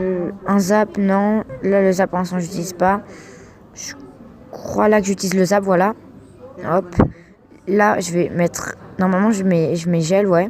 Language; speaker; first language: French; native; French